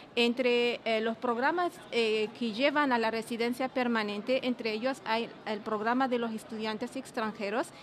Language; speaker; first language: Spanish; non-native, fluent; Arabic